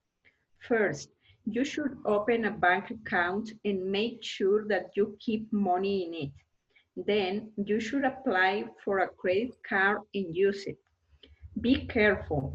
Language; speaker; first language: English; non-native, learner; Spanish